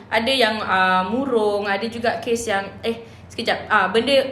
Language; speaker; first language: Malay; native; Malay